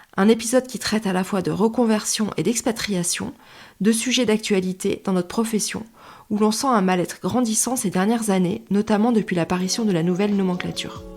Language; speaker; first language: French; native; French